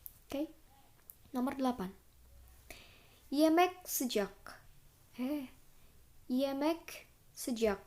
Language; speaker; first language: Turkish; non-native, fluent; Indonesian